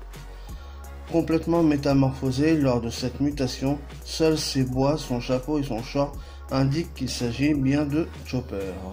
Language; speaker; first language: French; native; French